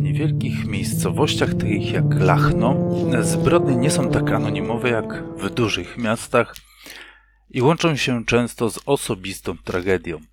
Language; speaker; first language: Polish; native; Polish